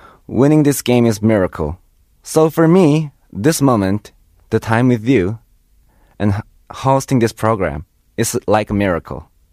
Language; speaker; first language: English; non-native, fluent; Korean